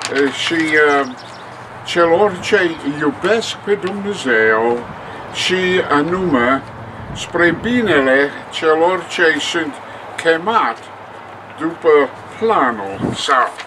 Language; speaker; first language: Romanian; non-native, learner; English